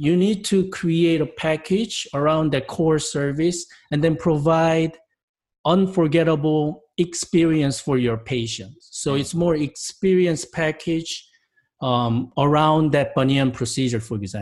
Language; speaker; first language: English; non-native, fluent; Korean